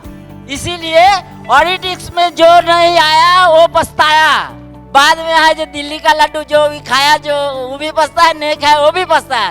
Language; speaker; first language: Hindi; non-native, local second language; Bangla